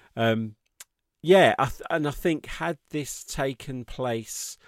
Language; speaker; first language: English; native; English